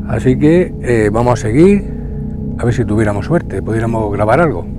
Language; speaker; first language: Spanish; native; Spanish